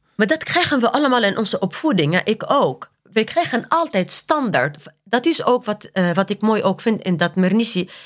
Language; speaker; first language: Dutch; non-native, fluent; Arabic